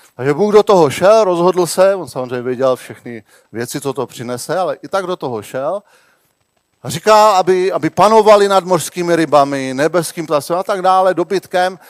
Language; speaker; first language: Czech; native; Czech